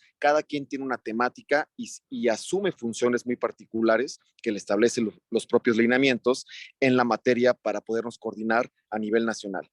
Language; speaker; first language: Spanish; native; Spanish